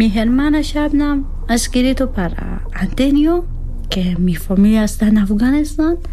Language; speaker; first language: Spanish; non-native, learner; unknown